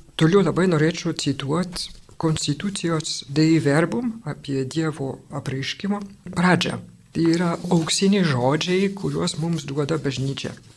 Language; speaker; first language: Lithuanian; non-native, fluent; French